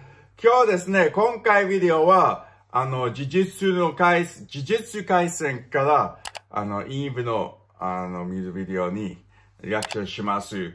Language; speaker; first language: Japanese; non-native, learner; English